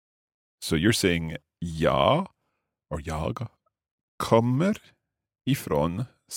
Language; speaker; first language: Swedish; non-native, learner; English